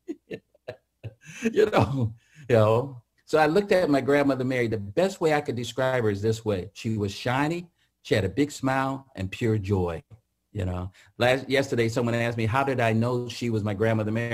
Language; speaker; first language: English; native; English